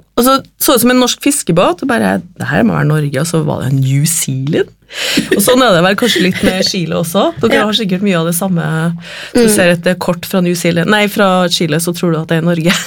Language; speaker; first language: Norwegian; native; Norwegian